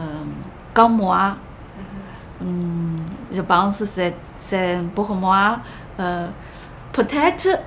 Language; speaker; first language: French; non-native, learner; Chinese